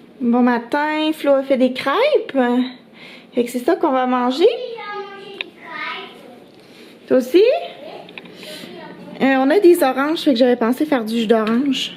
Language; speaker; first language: French; native; French